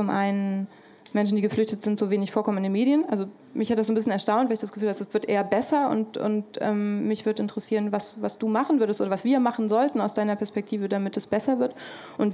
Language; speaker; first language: German; native; German